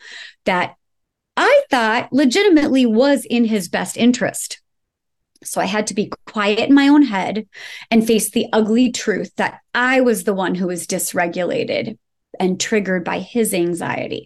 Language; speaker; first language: English; native; English